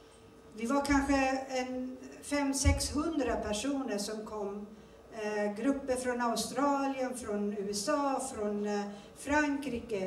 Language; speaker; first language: Swedish; early bilingual, other home language; Turoyo